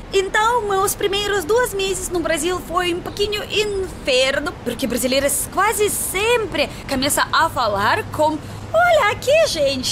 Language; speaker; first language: Portuguese; non-native, fluent; Russian